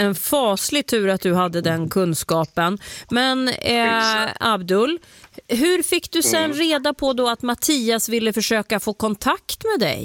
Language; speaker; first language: Swedish; native; Swedish